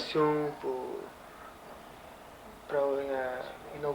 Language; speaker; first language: French; non-native, learner; Portuguese